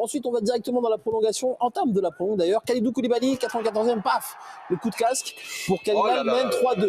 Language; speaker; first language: French; native; French